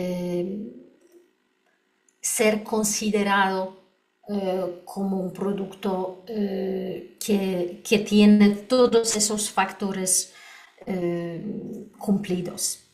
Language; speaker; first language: Spanish; non-native, learner; Polish